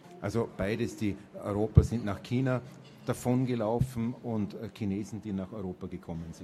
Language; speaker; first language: German; native; German